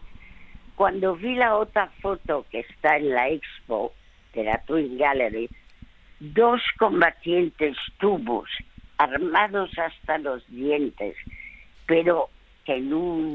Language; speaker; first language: Spanish; early bilingual, other home language; French